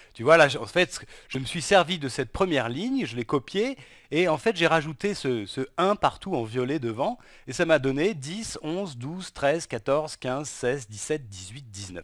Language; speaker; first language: French; native; French